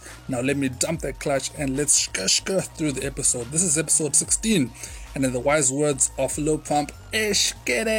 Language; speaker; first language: English; non-native, local second language; Shona